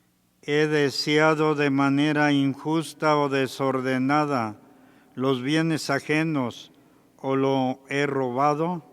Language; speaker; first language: Spanish; native; Spanish